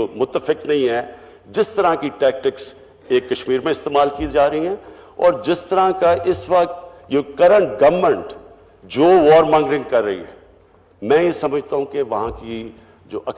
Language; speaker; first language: Urdu; native; Urdu